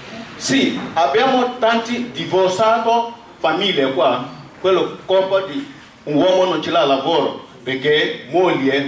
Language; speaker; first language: Italian; non-native, learner; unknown